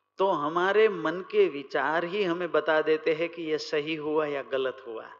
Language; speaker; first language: Hindi; non-native, local second language; Gujarati